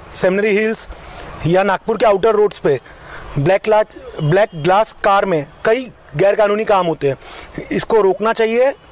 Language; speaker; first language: Hindi; non-native, local second language; Marathi